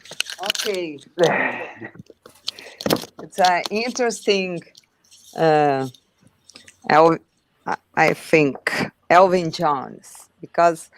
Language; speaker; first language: English; non-native, learner; Portuguese